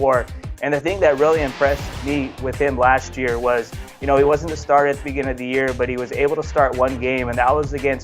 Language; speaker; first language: English; native; English